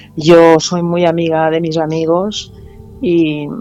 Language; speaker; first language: Spanish; native; Spanish